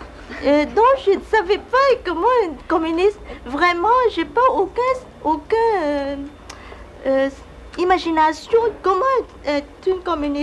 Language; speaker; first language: French; non-native, fluent; Vietnamese